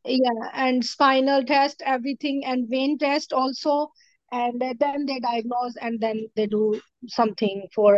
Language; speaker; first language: English; non-native, local second language; Urdu